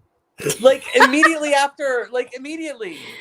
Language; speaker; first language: English; native; English